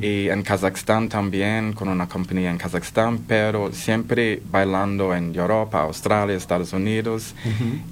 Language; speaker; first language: Spanish; non-native, learner; English